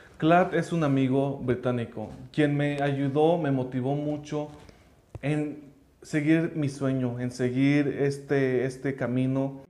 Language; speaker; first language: Spanish; non-native, fluent; English